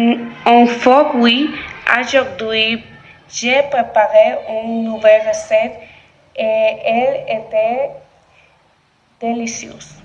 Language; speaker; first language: French; non-native, learner; Spanish